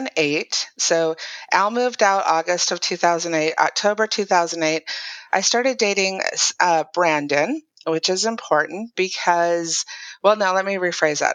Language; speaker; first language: English; native; English